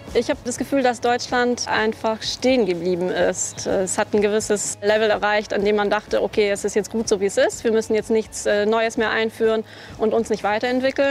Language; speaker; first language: German; early bilingual, other home language; Polish